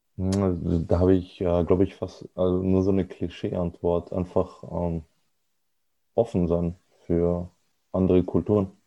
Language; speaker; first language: German; early bilingual, other home language; Arabic